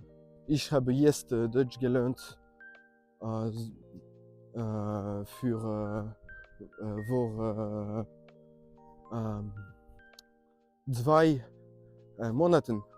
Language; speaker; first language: German; non-native, learner; French